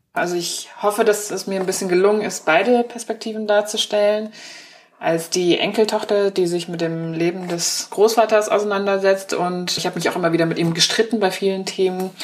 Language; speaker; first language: German; early bilingual, other home language; Chinese